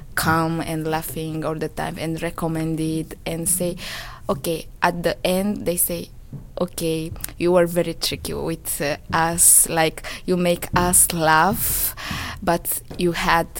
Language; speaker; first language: English; non-native, fluent; Romanian